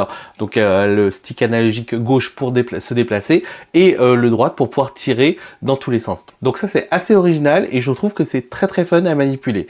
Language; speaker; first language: French; native; French